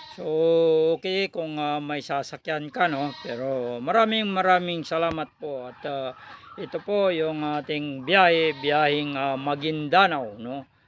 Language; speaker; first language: Filipino; non-native, local second language; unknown